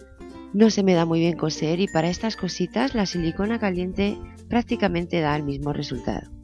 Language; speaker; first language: Spanish; native; Spanish